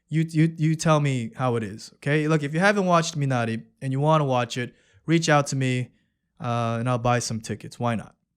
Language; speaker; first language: English; early bilingual, other home language; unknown